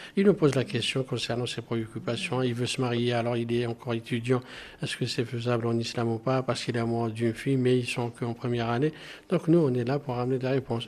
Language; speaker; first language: French; non-native, local second language; Arabic